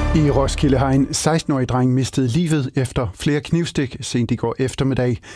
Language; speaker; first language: Danish; native; Danish